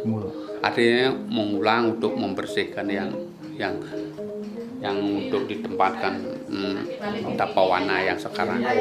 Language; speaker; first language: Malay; non-native, local second language; Balinese